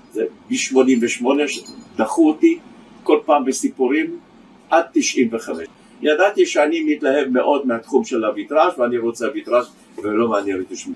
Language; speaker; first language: Hebrew; early bilingual, other home language; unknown